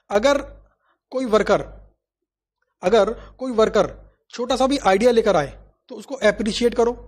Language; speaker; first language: Hindi; native; Hindi